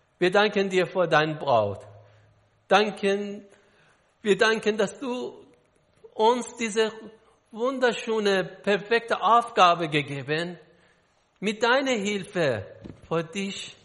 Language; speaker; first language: German; non-native, learner; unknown